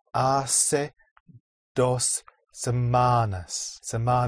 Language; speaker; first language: Spanish; non-native, learner; English